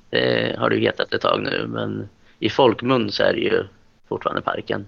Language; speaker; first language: Swedish; native; Swedish